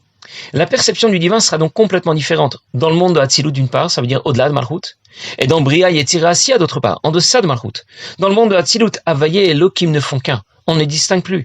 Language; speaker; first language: French; native; French